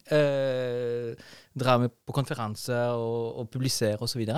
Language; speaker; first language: Norwegian; non-native, fluent; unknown